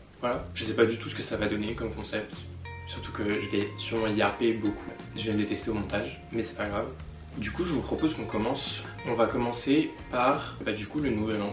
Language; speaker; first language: French; native; French